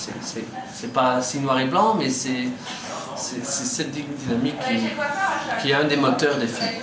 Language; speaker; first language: French; non-native, fluent; Dutch